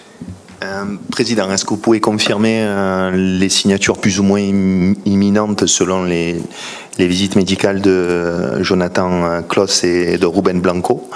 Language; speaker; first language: French; native; French